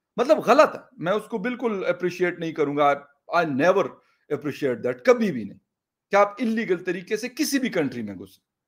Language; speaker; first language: Urdu; non-native, local second language; Pashto